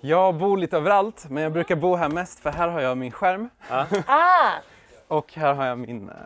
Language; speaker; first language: Swedish; native; Swedish